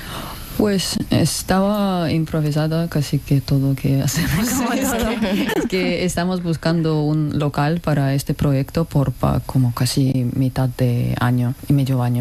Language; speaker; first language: Spanish; non-native, learner; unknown